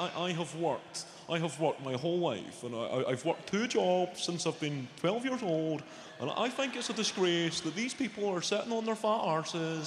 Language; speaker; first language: English; native; English